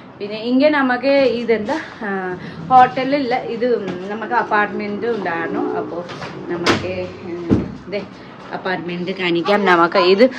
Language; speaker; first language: Malayalam; non-native, learner; Nepali